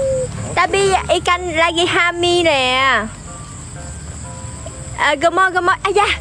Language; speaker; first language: Indonesian; non-native, learner; Vietnamese